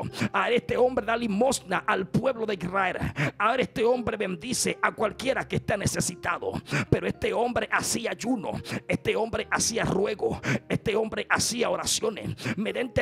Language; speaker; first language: Spanish; native; Spanish